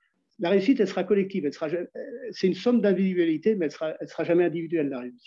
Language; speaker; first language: French; native; French